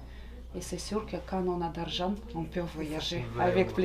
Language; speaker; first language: French; non-native, fluent; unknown